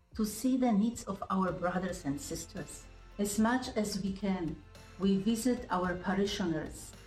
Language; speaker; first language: English; non-native, fluent; Indonesian